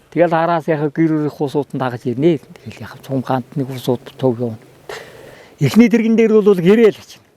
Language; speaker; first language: Mongolian; native; Mongolian